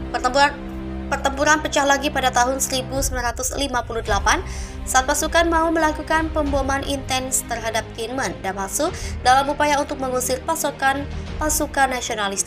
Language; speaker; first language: Indonesian; native; Indonesian